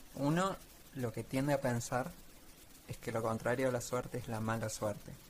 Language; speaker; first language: Spanish; native; Spanish